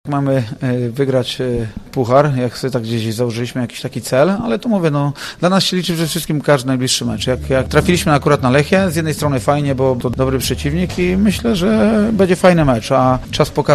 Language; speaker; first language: Polish; native; Polish